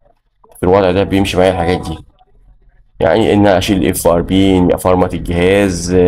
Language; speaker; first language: Arabic; native; Arabic